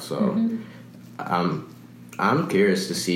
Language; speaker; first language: English; early bilingual, other home language; Spanish